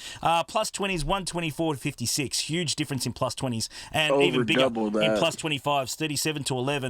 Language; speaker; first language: English; native; English